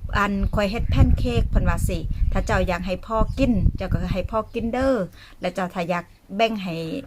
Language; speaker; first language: Thai; native; Thai